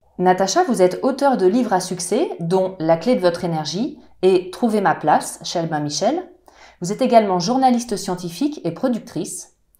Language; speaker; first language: French; native; French